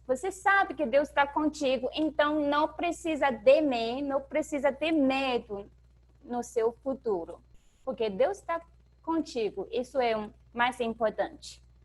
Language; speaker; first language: Portuguese; non-native, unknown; Chinese